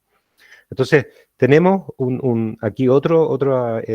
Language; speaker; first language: Spanish; native; Spanish